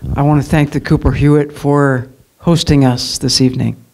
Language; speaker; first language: English; native; English